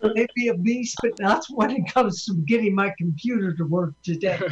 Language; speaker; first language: English; native; English